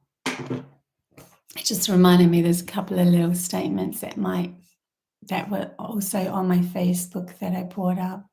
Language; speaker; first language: English; native; English